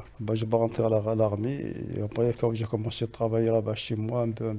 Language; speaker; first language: French; non-native, learner; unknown